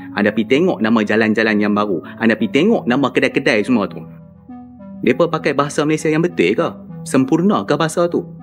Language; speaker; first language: Malay; native; Malay